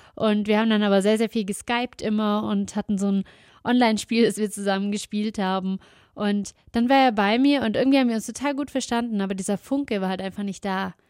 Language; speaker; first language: German; native; German